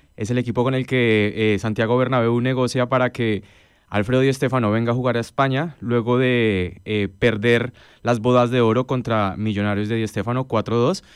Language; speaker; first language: Spanish; native; Spanish